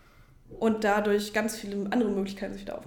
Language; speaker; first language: German; native; German